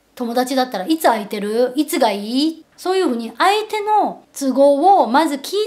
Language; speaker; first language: Japanese; non-native, fluent; Korean